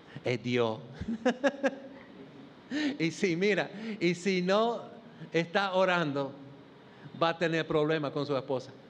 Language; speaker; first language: Spanish; non-native, fluent; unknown